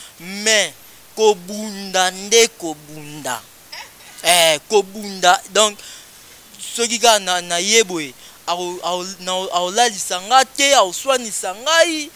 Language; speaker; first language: Lingala; native; Lingala